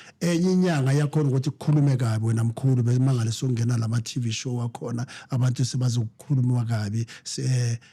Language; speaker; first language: Zulu; non-native, local second language; Southern Sotho